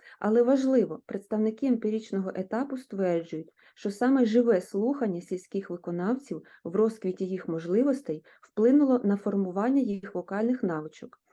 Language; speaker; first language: Ukrainian; native; Ukrainian